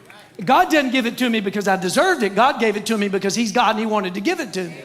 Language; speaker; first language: English; native; English